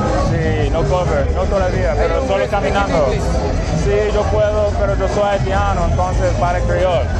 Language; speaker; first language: Spanish; early bilingual, heritage; Haitian Creole